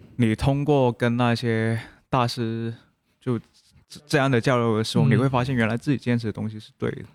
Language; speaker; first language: Chinese; non-native, local second language; Cantonese